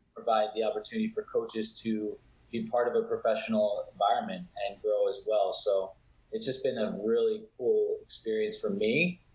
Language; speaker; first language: English; early bilingual, other home language; Italian